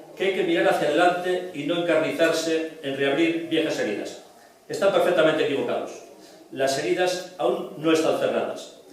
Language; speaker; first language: Spanish; non-native, local second language; Galician